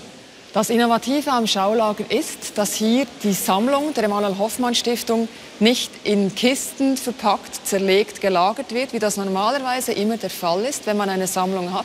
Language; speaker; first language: German; native; German